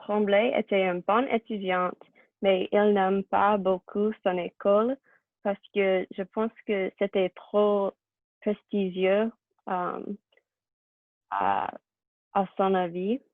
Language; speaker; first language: French; non-native, learner; English